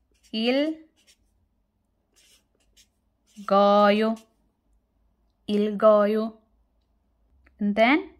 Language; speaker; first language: Korean; non-native, fluent; Filipino